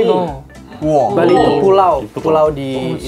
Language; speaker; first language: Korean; non-native, learner; Indonesian